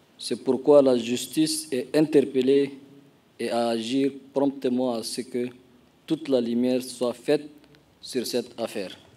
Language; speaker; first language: French; non-native, local second language; Arabic